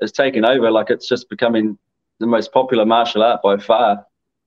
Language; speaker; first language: English; native; English